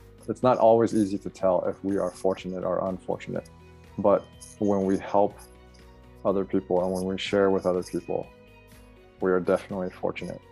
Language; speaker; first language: English; early bilingual, other home language; Chinese